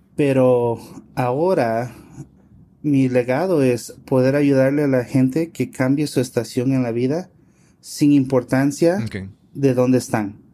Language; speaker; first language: Spanish; early bilingual, heritage; Spanish